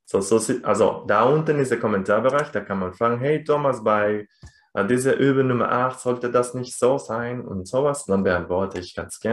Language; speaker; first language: German; non-native, fluent; Spanish